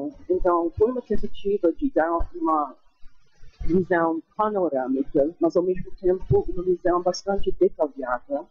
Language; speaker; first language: Portuguese; non-native, fluent; English